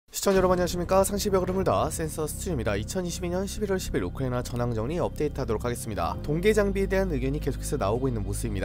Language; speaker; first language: Korean; native; Korean